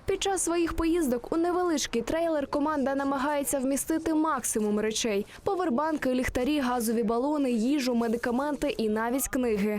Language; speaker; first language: Ukrainian; native; Ukrainian